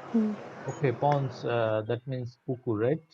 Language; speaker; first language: English; non-native, learner; Bangla